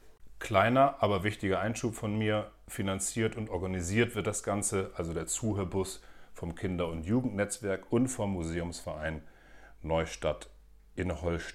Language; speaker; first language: German; native; German